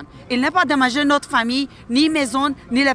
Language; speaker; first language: French; non-native, local second language; Persian